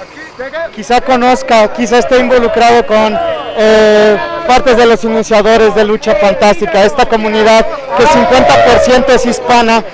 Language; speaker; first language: Spanish; native; Spanish